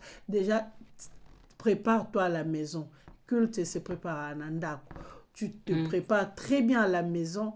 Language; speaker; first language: French; non-native, local second language; Lingala